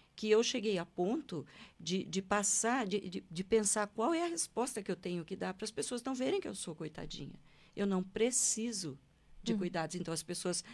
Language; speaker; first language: Portuguese; native; Portuguese